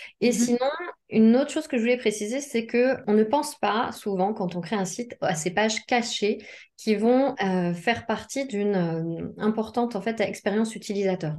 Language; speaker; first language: French; native; French